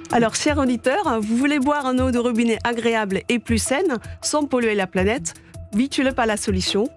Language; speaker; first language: French; non-native, fluent; Dutch